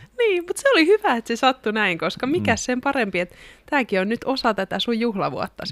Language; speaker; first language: Finnish; native; Finnish